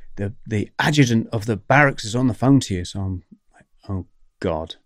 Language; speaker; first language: English; native; English